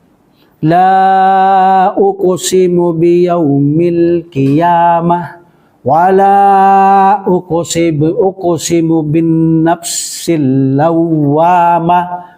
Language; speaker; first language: Arabic; non-native, fluent; Filipino